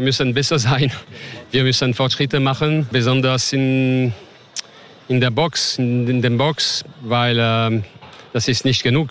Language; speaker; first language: German; non-native, learner; French